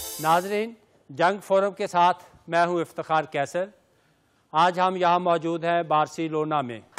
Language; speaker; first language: Urdu; non-native, local second language; Punjabi